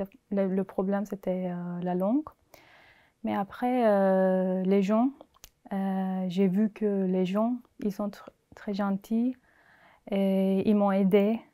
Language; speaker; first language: French; non-native, learner; Turkish